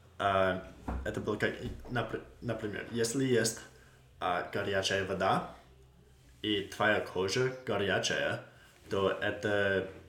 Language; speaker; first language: Russian; non-native, learner; English